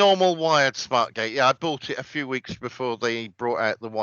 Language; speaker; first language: English; native; English